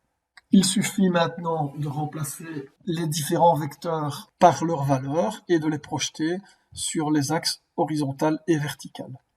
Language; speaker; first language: French; native; French